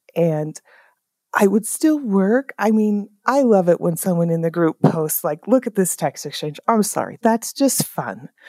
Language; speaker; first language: English; native; English